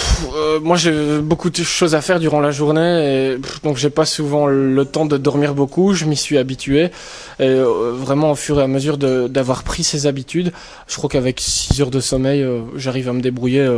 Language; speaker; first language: French; native; French